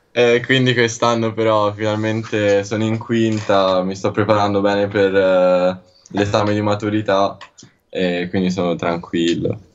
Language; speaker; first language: Italian; native; Italian